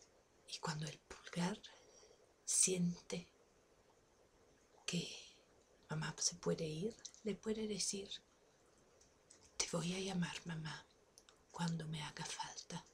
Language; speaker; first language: Spanish; non-native, fluent; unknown